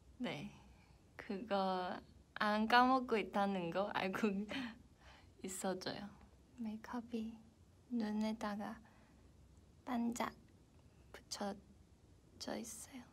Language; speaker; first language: Korean; non-native, fluent; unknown